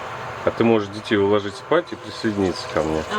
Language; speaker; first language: Russian; native; Russian